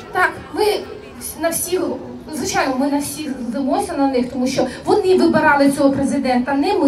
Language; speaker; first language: Ukrainian; native; Ukrainian